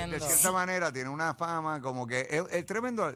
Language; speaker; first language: Spanish; native; Spanish